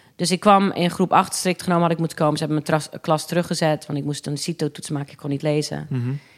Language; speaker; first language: Dutch; early bilingual, other home language; English